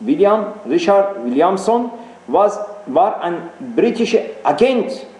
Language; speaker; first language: German; non-native, fluent; Persian